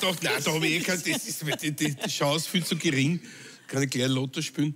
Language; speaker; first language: German; native; German